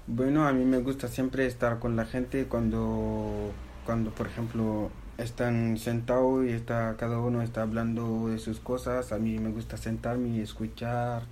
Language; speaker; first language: Spanish; non-native, fluent; Fula